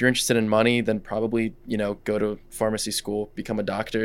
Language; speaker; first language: English; non-native, fluent; Russian